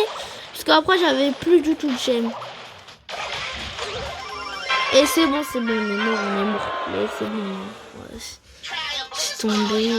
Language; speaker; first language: French; native; French